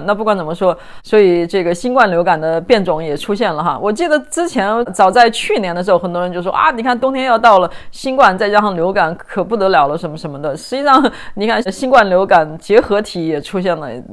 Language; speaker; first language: Chinese; native; Chinese